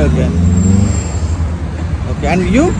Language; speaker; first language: English; non-native, learner; Telugu